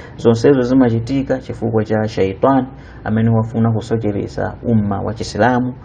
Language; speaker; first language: Nyanja; native; Nyanja